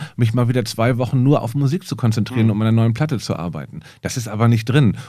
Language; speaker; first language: German; native; German